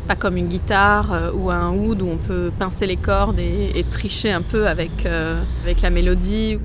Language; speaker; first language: French; non-native, local second language; Arabic